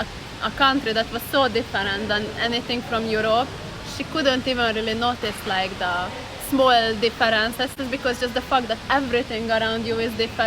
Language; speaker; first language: English; non-native, fluent; Hungarian